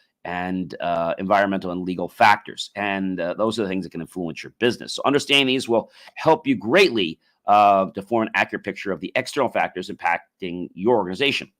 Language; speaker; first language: English; native; English